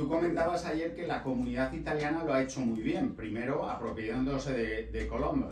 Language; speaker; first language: Spanish; native; Spanish